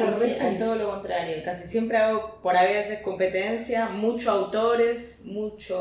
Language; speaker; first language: Spanish; native; Spanish